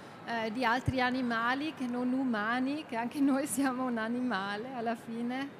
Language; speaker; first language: Italian; non-native, fluent; German